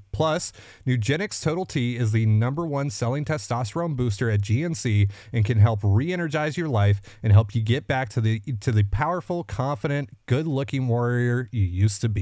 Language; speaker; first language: English; native; English